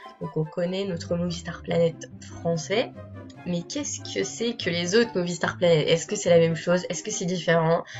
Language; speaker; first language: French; early bilingual, other home language; Portuguese